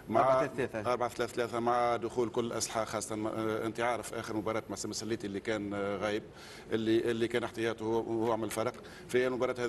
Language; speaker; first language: Arabic; native; Arabic